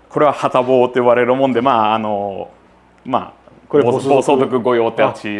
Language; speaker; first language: Japanese; native; Japanese